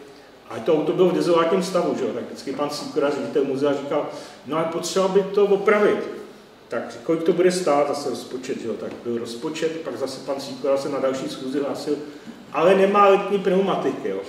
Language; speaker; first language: Czech; native; Czech